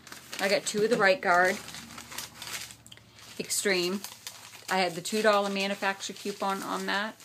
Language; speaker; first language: English; native; English